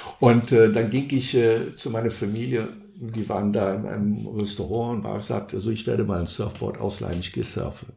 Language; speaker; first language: German; non-native, fluent; Portuguese